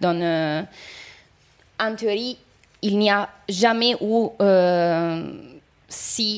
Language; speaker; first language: French; non-native, fluent; Italian